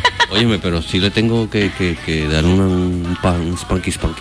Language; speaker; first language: Spanish; native; Spanish